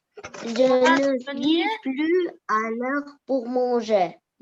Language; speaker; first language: French; non-native, learner; Arabic